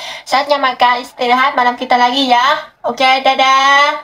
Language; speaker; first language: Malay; non-native, learner; Vietnamese